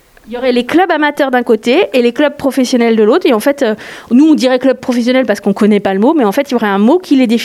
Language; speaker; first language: French; native; French